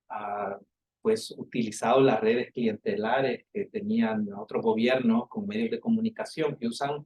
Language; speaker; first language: Spanish; native; Spanish